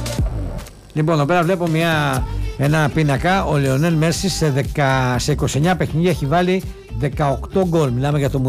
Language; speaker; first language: Greek; native; Greek